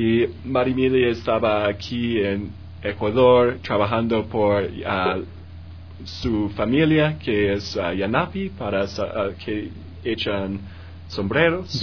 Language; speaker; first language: Spanish; non-native, learner; English